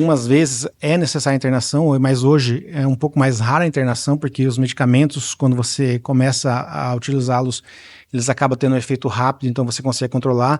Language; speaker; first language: Portuguese; native; Portuguese